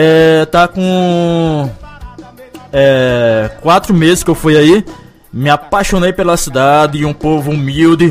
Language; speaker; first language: Portuguese; native; Portuguese